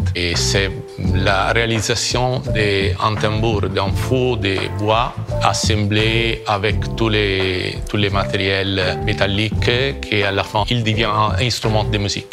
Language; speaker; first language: French; non-native, fluent; Italian